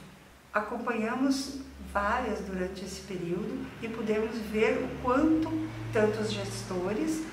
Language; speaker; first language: Portuguese; native; Portuguese